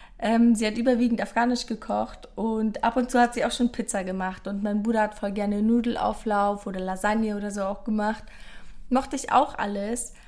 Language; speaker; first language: German; early bilingual, other home language; Persian